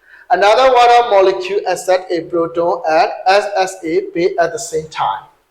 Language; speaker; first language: English; non-native, learner; Burmese